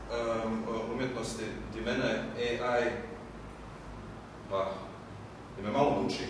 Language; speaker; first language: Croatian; early bilingual, heritage; German